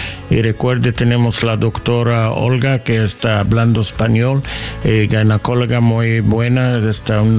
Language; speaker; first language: Spanish; non-native, learner; English